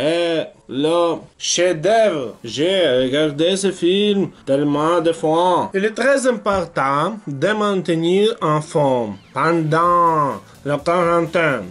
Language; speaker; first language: French; non-native, learner; Russian